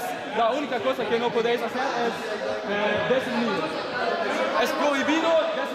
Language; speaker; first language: Spanish; non-native, learner; German